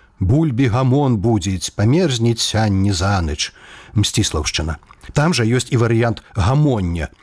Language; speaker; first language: Belarusian; native; Belarusian